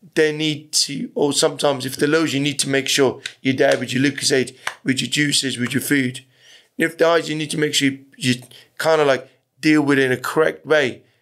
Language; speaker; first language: English; early bilingual, other home language; Persian